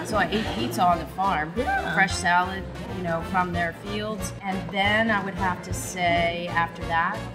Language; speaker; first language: English; native; English